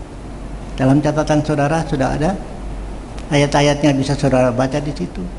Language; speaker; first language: Indonesian; native; Indonesian